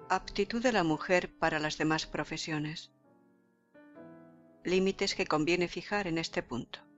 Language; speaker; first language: Spanish; native; Spanish